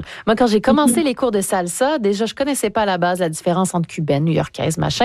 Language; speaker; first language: French; native; French